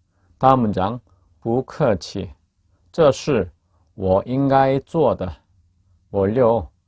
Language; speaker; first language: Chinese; non-native, fluent; Korean